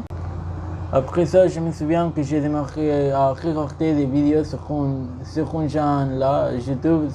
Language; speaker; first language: French; non-native, learner; Spanish